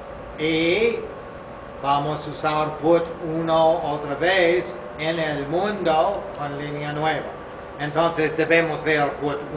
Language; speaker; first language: Spanish; non-native, fluent; English